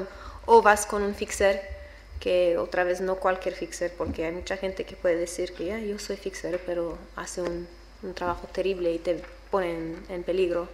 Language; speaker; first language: Spanish; non-native, learner; English